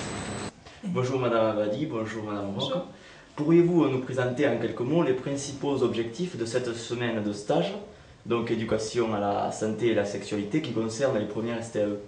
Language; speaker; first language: French; native; French